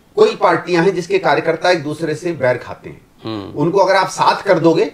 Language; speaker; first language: Hindi; native; Hindi